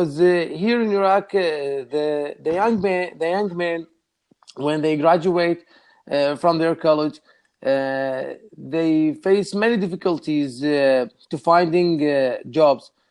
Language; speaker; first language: English; non-native, learner; Arabic